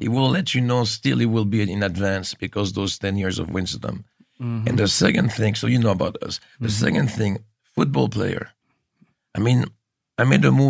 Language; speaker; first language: English; non-native, fluent; French